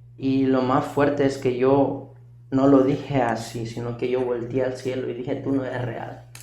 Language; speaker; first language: Spanish; early bilingual, heritage; Spanish